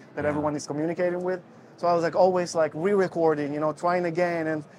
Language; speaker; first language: English; non-native, fluent; Russian